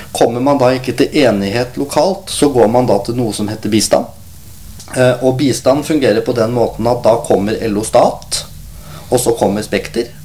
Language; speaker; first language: Norwegian; native; Norwegian